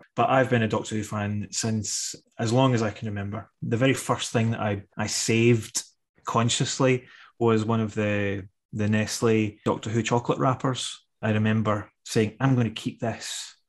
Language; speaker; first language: English; native; English